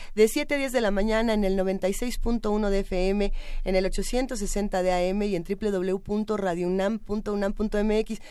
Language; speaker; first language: Spanish; native; Spanish